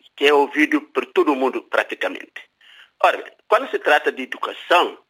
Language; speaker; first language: Portuguese; non-native, local second language; Upper Guinea Crioulo